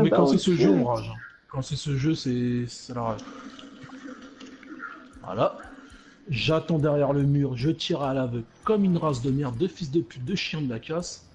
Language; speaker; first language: French; native; French